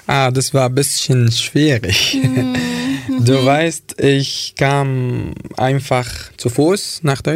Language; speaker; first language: German; non-native, fluent; Arabic